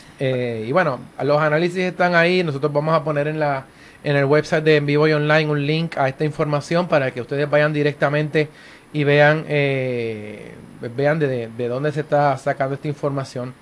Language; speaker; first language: Spanish; native; Spanish